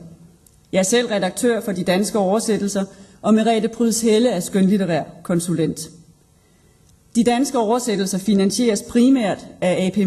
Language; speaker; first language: Danish; native; Danish